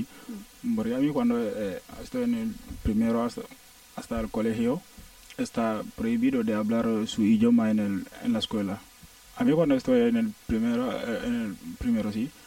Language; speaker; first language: Spanish; non-native, learner; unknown